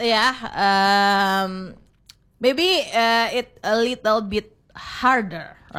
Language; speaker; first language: English; non-native, learner; Indonesian